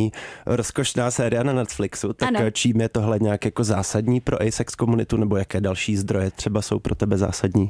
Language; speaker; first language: Czech; native; Czech